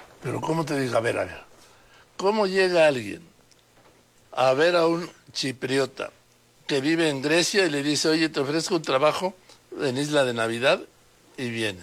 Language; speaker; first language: Spanish; native; Spanish